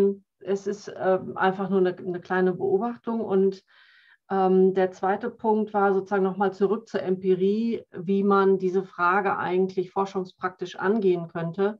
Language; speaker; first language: German; native; German